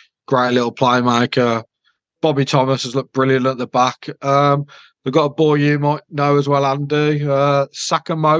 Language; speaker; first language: English; native; English